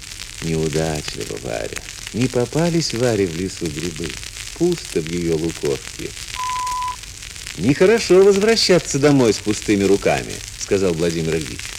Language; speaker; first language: Russian; native; Russian